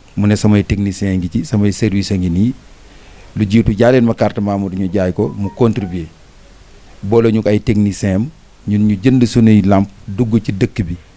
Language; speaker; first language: Wolof; native; Wolof